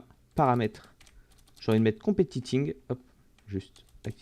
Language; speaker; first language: French; native; French